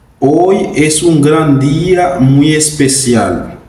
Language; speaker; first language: Spanish; non-native, fluent; Haitian Creole